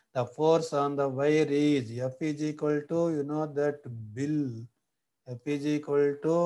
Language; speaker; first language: English; non-native, local second language; Telugu